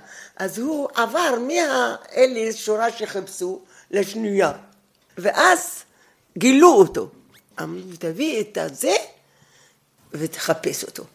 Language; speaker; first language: Hebrew; non-native, fluent; Arabic